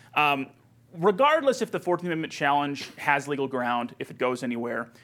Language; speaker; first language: English; native; English